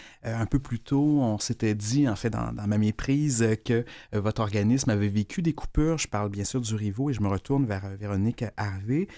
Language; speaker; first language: French; native; French